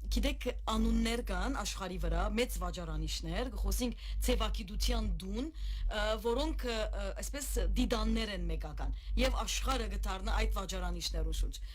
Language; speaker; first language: Armenian; native; Armenian